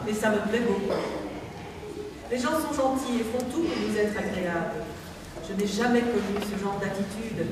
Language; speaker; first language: French; native; French